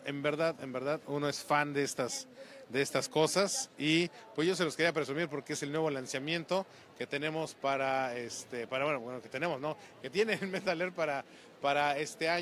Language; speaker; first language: Spanish; native; Spanish